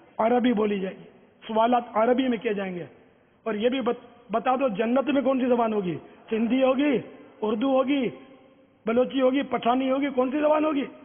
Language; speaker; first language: Urdu; non-native, local second language; Memoni